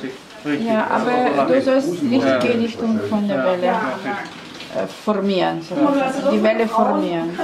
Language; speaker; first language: German; non-native, learner; Russian